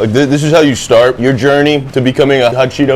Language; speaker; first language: English; native; English